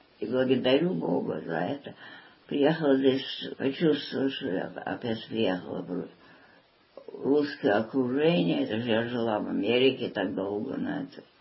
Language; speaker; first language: Russian; early bilingual, heritage; Russian